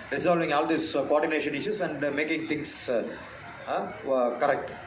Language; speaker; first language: English; non-native, local second language; Telugu